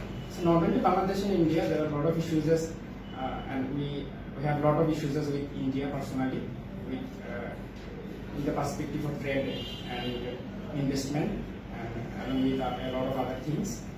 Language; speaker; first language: English; non-native, local second language; Bangla